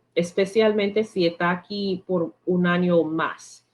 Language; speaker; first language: Spanish; non-native, learner; English